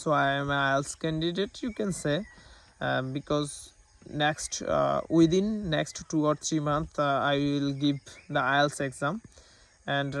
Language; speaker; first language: English; non-native, learner; Bangla